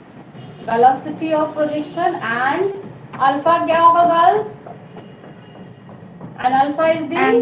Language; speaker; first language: Hindi; native; Hindi